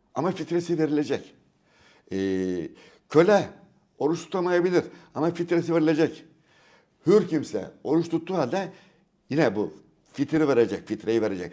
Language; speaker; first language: Turkish; native; Turkish